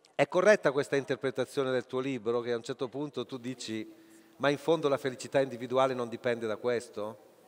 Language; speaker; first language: Italian; native; Italian